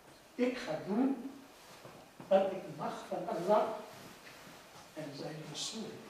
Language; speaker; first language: Dutch; non-native, fluent; Urdu